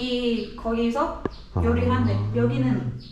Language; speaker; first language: Korean; non-native, fluent; Thai